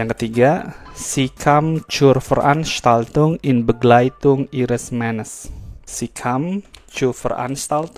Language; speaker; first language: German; non-native, fluent; Indonesian